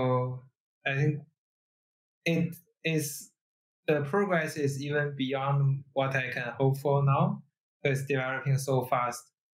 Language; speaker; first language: English; non-native, fluent; Chinese